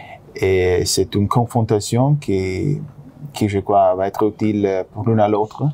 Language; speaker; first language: French; non-native, fluent; Italian